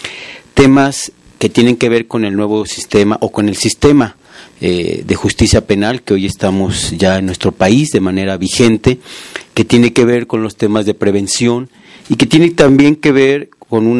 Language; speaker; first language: Spanish; native; Spanish